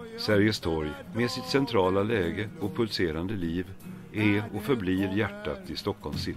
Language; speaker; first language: Swedish; native; Swedish